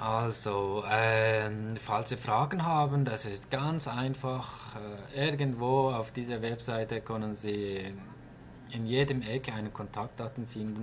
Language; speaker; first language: German; non-native, fluent; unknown